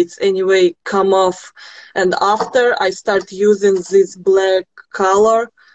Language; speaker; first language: English; non-native, learner; Russian